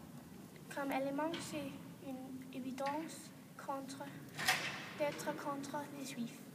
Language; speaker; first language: French; non-native, learner; Danish